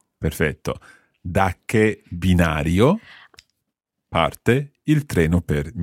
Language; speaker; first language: Italian; non-native, fluent; English